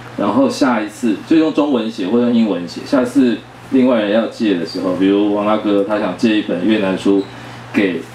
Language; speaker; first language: Chinese; native; Chinese